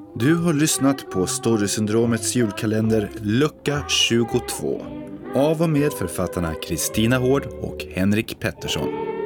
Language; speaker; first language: Swedish; native; Swedish